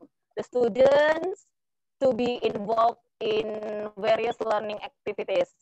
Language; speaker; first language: English; non-native, learner; Indonesian